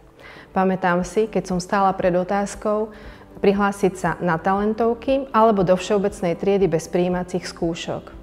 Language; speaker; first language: Slovak; native; Slovak